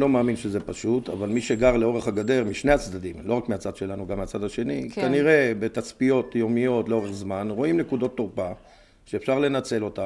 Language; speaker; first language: Hebrew; native; Hebrew